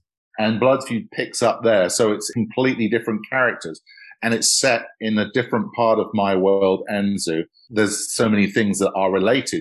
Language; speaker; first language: English; native; English